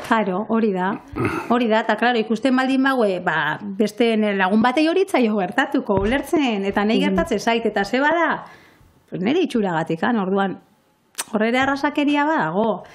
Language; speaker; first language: Basque; native; Basque